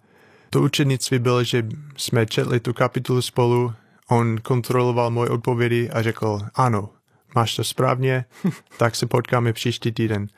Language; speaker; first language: Czech; non-native, fluent; English